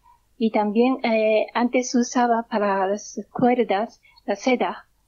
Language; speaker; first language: Spanish; non-native, learner; Japanese